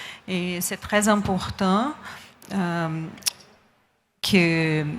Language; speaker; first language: French; non-native, learner; Portuguese